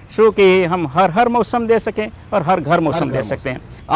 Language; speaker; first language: Hindi; non-native, local second language; Odia